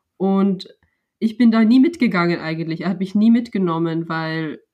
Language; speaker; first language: German; native; German